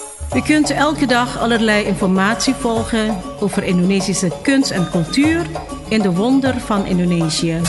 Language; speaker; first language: Dutch; non-native, fluent; Indonesian